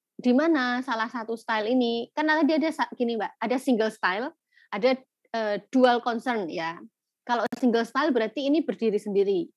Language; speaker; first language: Indonesian; native; Indonesian